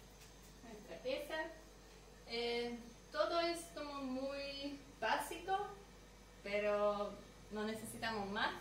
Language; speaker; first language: Spanish; non-native, fluent; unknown